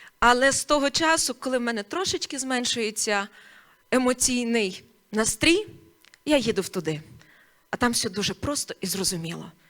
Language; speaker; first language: Ukrainian; native; Ukrainian